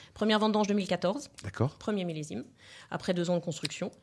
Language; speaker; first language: French; native; French